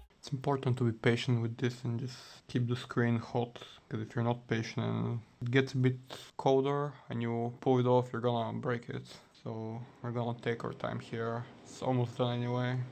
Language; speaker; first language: English; non-native, fluent; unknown